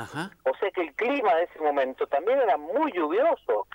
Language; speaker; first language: Spanish; native; Spanish